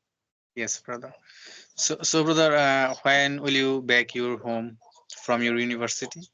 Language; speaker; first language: English; non-native, learner; Bangla